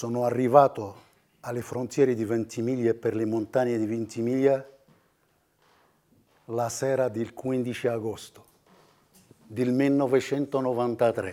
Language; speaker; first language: Italian; non-native, fluent; Arabic